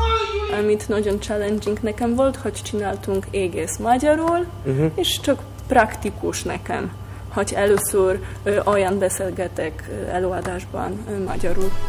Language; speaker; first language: Hungarian; non-native, learner; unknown